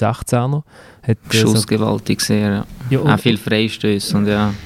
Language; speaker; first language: German; native; German